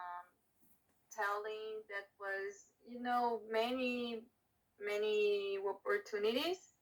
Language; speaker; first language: English; non-native, learner; Portuguese